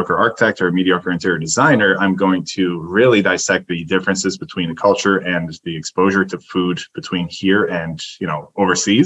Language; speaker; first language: English; early bilingual, other home language; Turkish